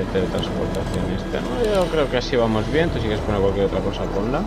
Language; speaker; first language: Spanish; native; Spanish